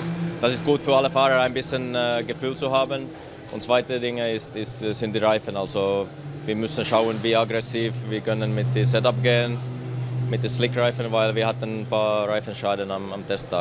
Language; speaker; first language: German; non-native, fluent; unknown